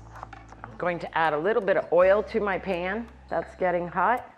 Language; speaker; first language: English; native; English